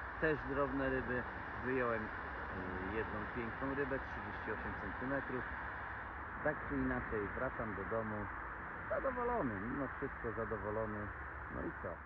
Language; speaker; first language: Polish; native; Polish